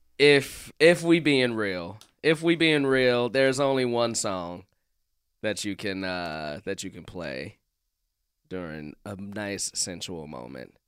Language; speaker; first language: English; native; English